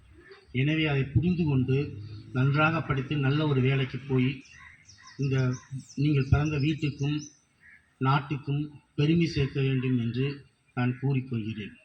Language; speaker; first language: Tamil; native; Tamil